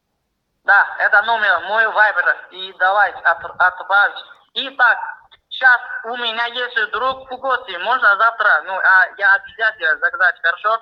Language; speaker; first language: Russian; non-native, learner; Chinese